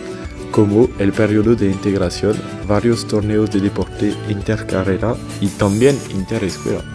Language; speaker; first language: Spanish; non-native, learner; French